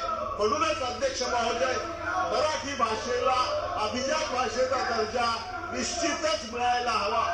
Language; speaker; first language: Marathi; native; Marathi